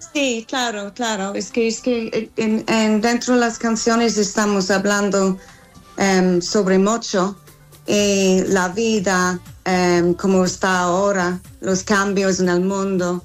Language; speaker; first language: Spanish; non-native, fluent; English